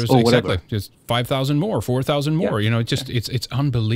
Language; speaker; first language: English; non-native, fluent; Swedish